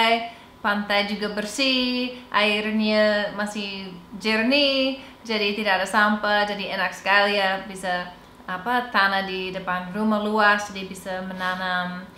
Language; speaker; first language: Indonesian; non-native, fluent; English